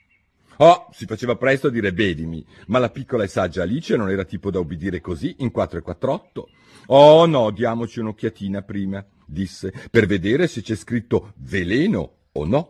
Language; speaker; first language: Italian; native; Italian